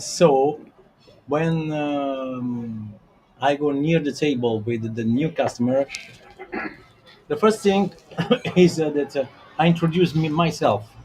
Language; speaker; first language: English; non-native, learner; Italian